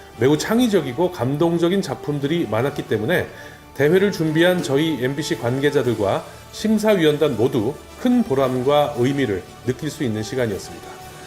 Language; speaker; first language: Korean; native; Korean